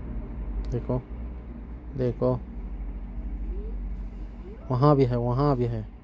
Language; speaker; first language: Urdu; non-native, fluent; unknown